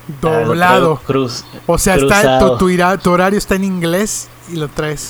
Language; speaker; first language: Spanish; native; Spanish